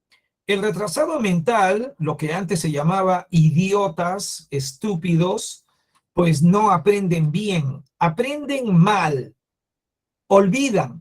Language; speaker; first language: Spanish; native; Spanish